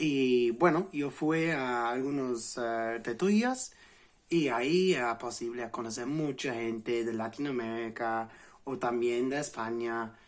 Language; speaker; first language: Spanish; non-native, fluent; English